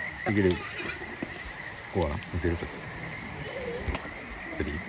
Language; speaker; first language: Japanese; native; Japanese